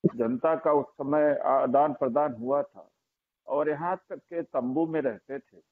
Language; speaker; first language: Hindi; native; Hindi